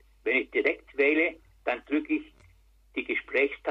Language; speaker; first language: German; native; German